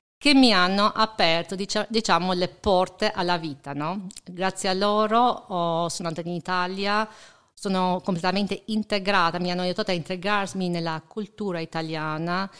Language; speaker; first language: Italian; non-native, fluent; Albanian